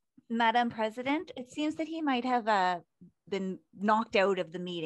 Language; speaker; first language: English; native; English